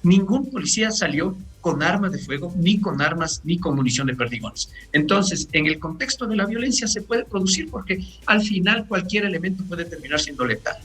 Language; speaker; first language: Spanish; native; Spanish